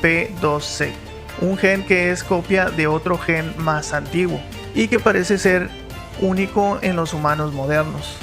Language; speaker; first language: Spanish; native; Spanish